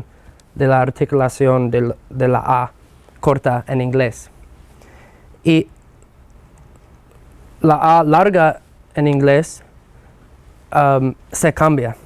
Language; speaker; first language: Spanish; non-native, fluent; English